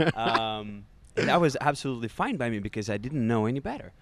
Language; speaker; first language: English; non-native, fluent; Russian